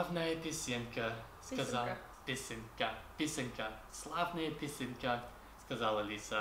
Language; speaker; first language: Russian; non-native, learner; English